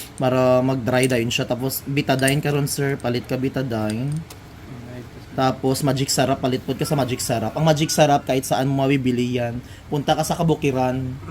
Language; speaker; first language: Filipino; non-native, local second language; Cebuano